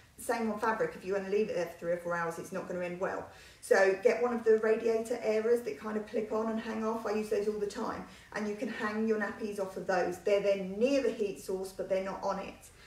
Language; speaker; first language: English; native; English